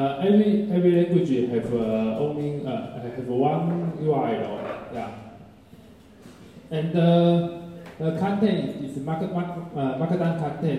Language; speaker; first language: English; non-native, learner; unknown